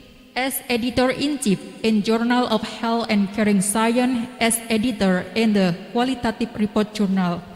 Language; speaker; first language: English; non-native, learner; Indonesian